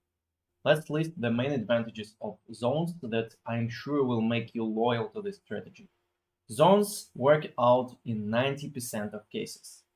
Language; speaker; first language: English; non-native, fluent; Russian